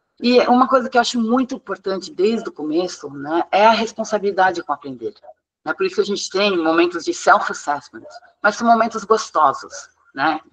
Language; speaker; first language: Portuguese; non-native, fluent; English